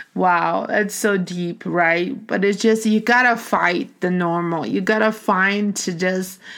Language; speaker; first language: English; non-native, fluent; Portuguese